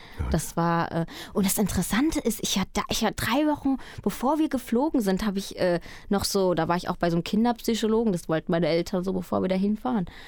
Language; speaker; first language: German; early bilingual, other home language; Spanish